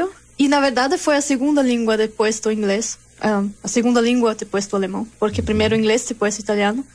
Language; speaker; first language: Portuguese; non-native, learner; German